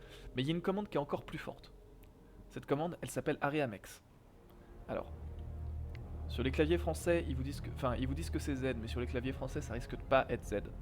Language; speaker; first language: French; native; French